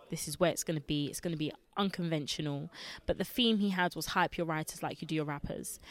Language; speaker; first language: English; early bilingual, other home language; Lingala